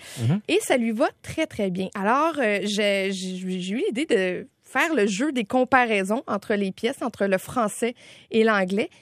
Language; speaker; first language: French; native; French